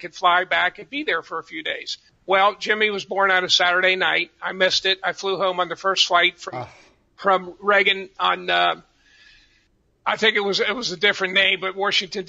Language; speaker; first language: English; native; English